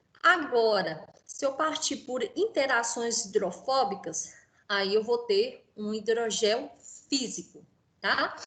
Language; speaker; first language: Portuguese; native; Portuguese